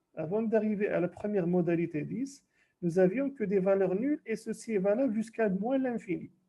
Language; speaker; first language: French; non-native, local second language; Arabic